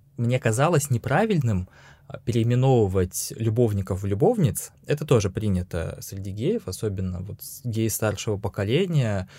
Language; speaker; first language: Russian; native; Russian